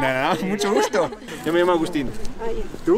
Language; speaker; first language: Spanish; non-native, fluent; French